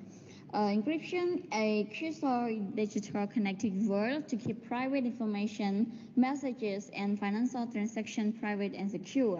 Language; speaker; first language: English; non-native, learner; Khmer